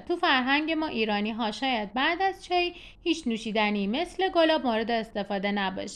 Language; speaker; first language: Persian; native; Persian